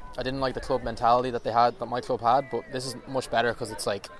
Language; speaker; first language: English; native; English